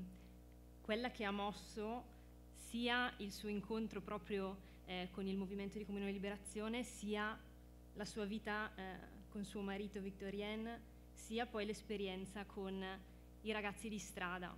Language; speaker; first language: Italian; native; Italian